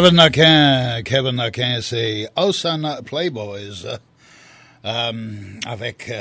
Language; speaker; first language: French; early bilingual, heritage; French